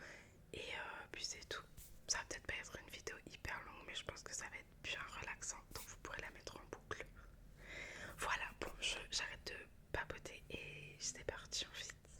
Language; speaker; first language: French; native; French